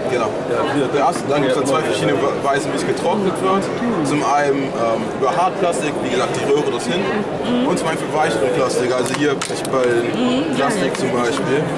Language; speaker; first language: German; native; German